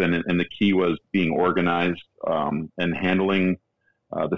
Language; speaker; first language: English; native; English